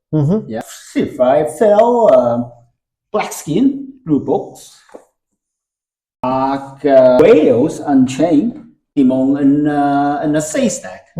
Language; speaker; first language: Welsh; non-native, learner; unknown